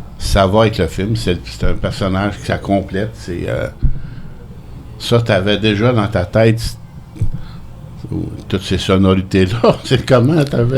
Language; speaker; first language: French; native; French